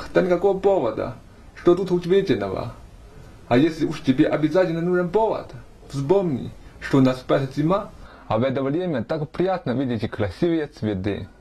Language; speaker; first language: Russian; non-native, fluent; Chinese